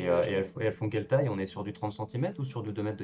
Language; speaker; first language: French; native; French